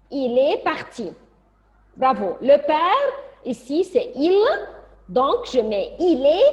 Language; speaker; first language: French; non-native, fluent; Arabic